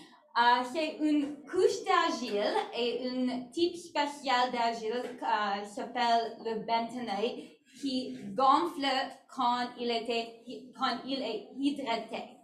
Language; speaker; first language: French; non-native, learner; English